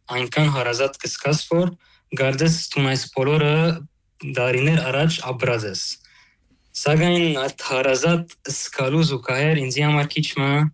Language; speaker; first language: Armenian; early bilingual, heritage; Armenian